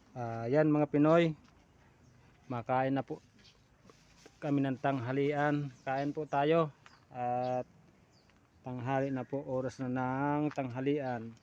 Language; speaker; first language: Filipino; native; Filipino